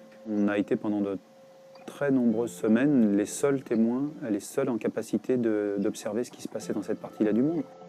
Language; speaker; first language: French; native; French